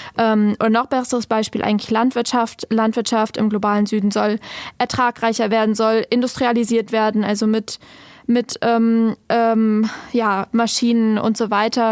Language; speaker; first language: German; native; German